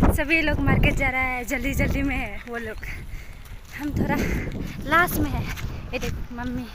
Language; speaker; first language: Hindi; non-native, local second language; Bodo